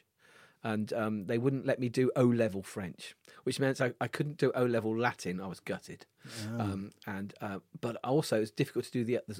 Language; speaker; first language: English; native; English